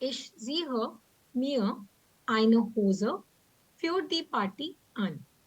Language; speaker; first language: German; non-native, fluent; Hindi